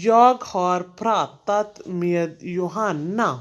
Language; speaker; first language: Swedish; non-native, fluent; Hindi